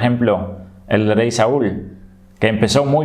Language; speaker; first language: Spanish; non-native, fluent; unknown